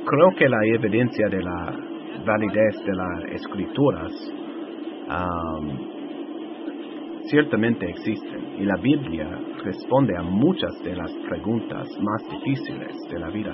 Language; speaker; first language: Spanish; non-native, fluent; English